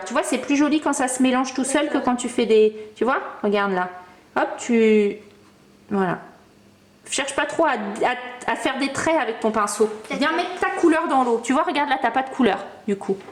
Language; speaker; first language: French; native; French